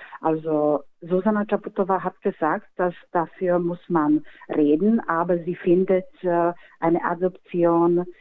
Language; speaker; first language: German; non-native, fluent; Slovak